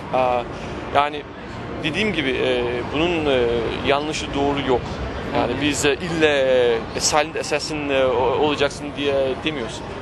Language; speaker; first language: Turkish; early bilingual, heritage; Turkish